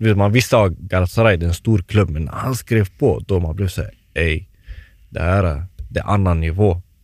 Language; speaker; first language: Swedish; early bilingual, other home language; Turoyo